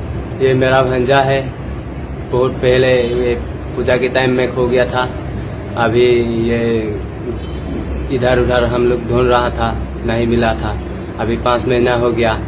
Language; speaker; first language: Hindi; non-native, local second language; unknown